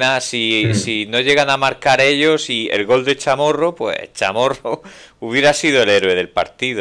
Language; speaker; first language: Spanish; native; Spanish